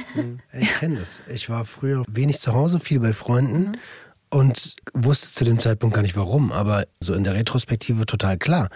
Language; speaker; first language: German; native; German